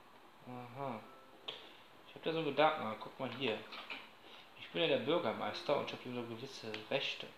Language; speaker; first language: German; native; German